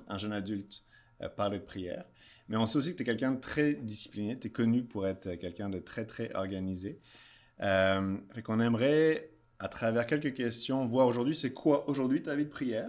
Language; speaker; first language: French; native; French